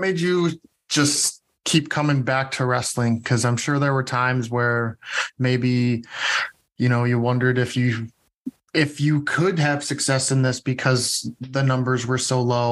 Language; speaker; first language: English; native; English